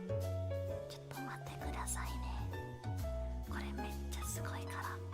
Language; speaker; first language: Japanese; non-native, learner; Indonesian